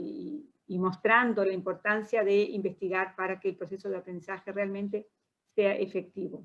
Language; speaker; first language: Spanish; non-native, fluent; Portuguese